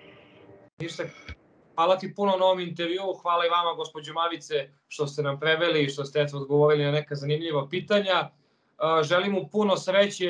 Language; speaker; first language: Serbian; native; Serbian